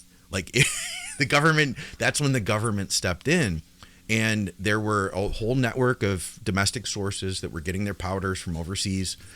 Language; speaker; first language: English; native; English